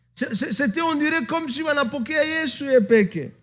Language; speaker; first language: French; non-native, local second language; Swahili